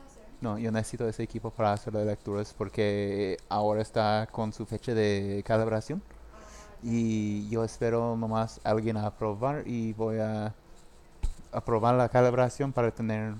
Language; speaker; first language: Spanish; non-native, learner; English